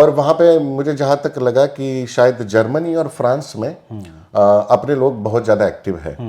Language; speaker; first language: Hindi; native; Hindi